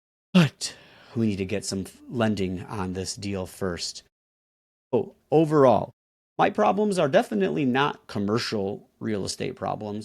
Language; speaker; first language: English; native; English